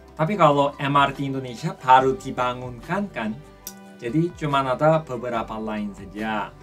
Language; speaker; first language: Indonesian; non-native, fluent; Korean